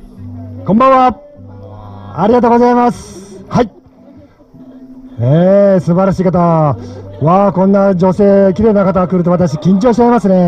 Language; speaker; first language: Japanese; native; Japanese